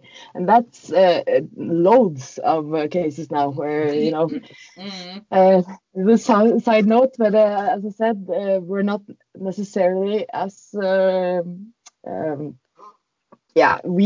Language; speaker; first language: English; non-native, fluent; Norwegian